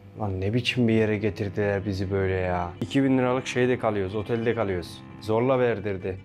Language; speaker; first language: Turkish; native; Turkish